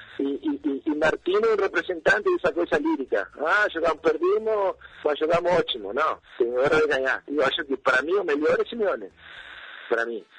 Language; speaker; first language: Portuguese; non-native, fluent; Spanish